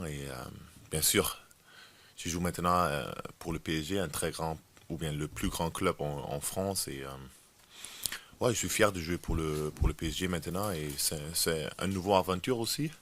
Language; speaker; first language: French; non-native, fluent; German